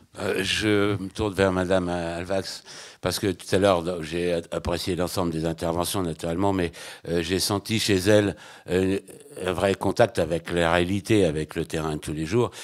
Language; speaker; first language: French; native; French